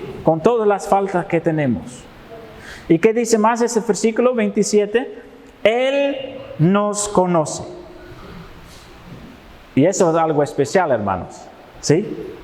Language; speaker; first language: Spanish; non-native, fluent; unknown